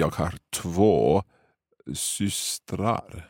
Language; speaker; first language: Swedish; non-native, learner; English